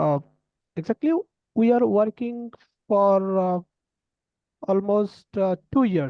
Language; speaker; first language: English; non-native, learner; Bangla